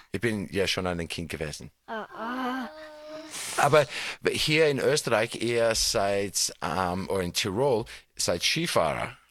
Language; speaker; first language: German; non-native, fluent; English